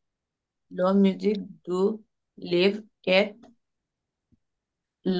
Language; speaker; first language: French; non-native, learner; Bangla